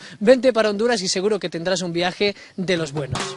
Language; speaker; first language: Spanish; native; Spanish